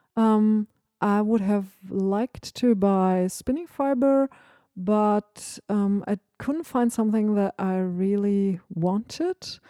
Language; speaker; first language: English; non-native, fluent; German